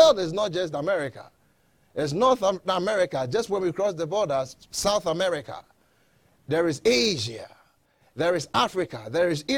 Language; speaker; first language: English; non-native, local second language; Akan